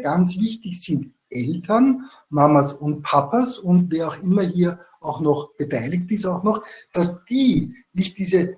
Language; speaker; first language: German; native; German